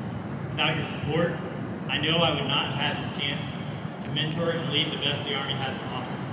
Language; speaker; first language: English; native; English